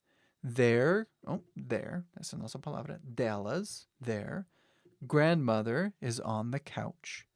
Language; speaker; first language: Portuguese; non-native, fluent; English